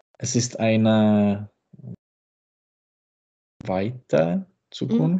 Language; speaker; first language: German; non-native, learner; Czech